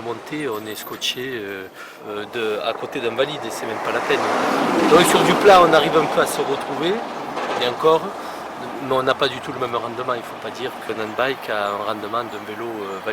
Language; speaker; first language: French; native; French